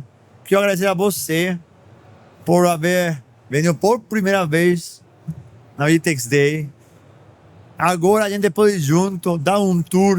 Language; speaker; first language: Portuguese; non-native, fluent; Spanish